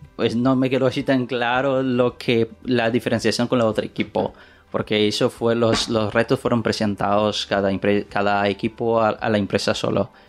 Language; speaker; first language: Spanish; non-native, learner; Portuguese